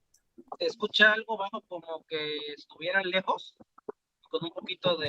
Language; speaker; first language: Spanish; native; Spanish